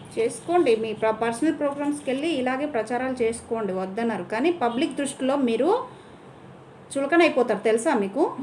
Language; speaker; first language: Telugu; native; Telugu